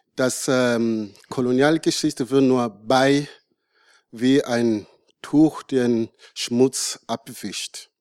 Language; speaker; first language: German; non-native, learner; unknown